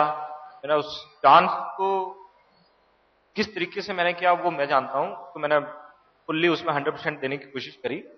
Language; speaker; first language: Hindi; native; Hindi